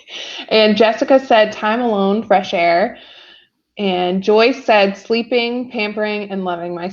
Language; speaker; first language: English; native; English